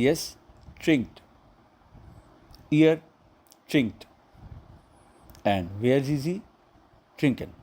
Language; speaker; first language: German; non-native, learner; Hindi